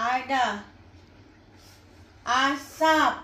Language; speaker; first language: Indonesian; non-native, learner; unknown